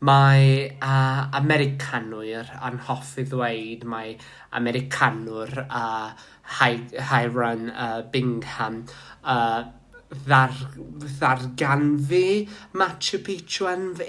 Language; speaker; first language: Welsh; non-native, learner; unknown